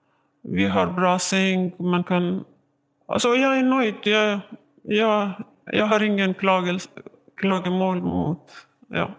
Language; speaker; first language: Swedish; non-native, learner; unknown